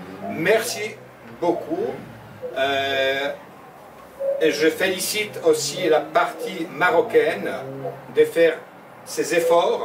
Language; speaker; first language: French; non-native, fluent; Polish